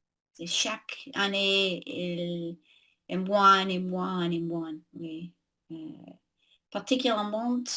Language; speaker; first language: French; non-native, learner; English